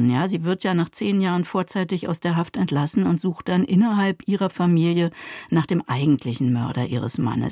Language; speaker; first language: German; native; German